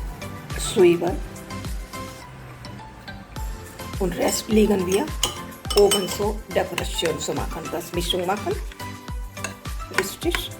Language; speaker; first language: German; non-native, learner; Hindi